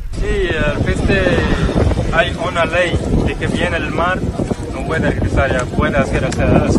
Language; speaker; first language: Spanish; non-native, learner; Arabic